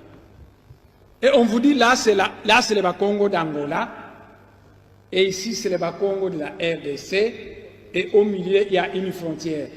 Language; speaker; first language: French; non-native, local second language; Kongo